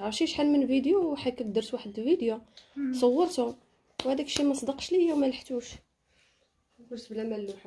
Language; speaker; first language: Arabic; native; Arabic